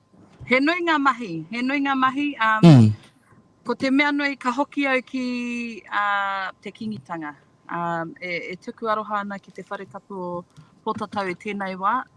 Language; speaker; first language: Māori; non-native, local second language; English